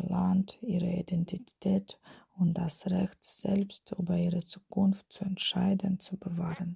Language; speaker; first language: German; non-native, fluent; Ukrainian